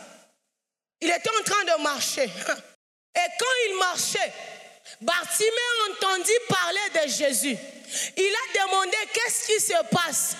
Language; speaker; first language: French; non-native, local second language; Swahili